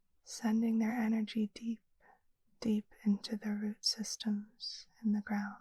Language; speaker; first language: English; native; English